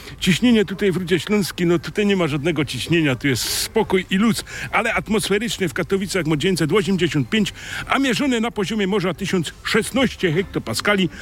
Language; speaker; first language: Polish; native; Polish